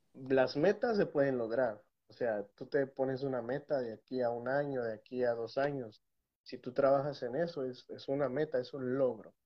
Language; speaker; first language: Spanish; native; Spanish